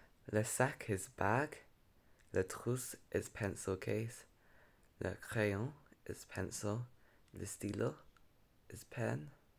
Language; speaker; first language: English; native; English